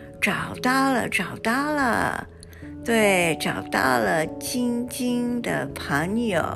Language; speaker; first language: Chinese; non-native, fluent; English